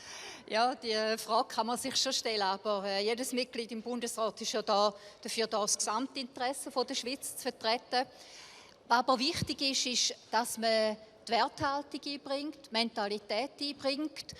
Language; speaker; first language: German; native; German